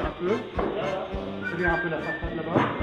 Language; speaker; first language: French; native; French